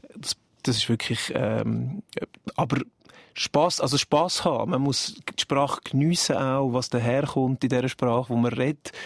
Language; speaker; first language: German; native; German